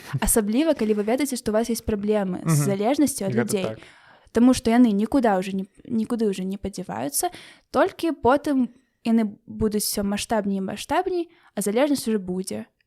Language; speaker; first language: Belarusian; non-native, local second language; Russian